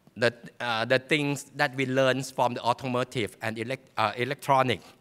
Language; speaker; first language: English; non-native, fluent; Thai